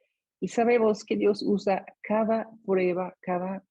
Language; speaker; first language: Spanish; non-native, fluent; English